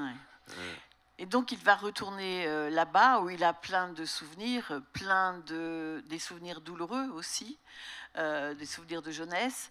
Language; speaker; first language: French; native; French